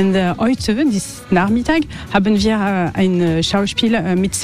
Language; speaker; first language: German; non-native, learner; French